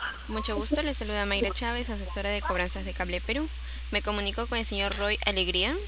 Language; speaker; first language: Spanish; native; Spanish